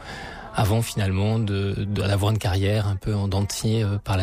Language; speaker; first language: French; native; French